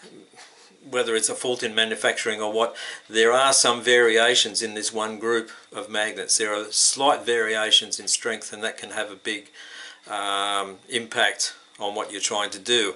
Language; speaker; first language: English; native; English